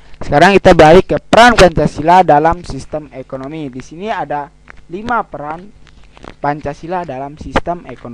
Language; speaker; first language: Indonesian; native; Indonesian